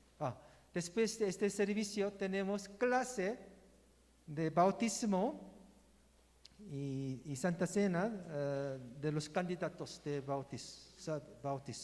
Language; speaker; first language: Spanish; non-native, learner; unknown